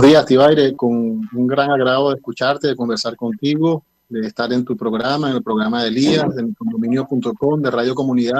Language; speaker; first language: Spanish; native; Spanish